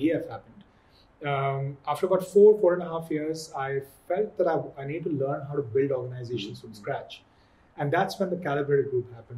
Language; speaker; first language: English; non-native, local second language; Hindi